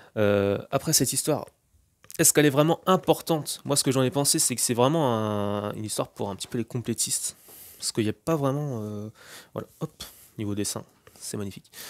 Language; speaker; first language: French; native; French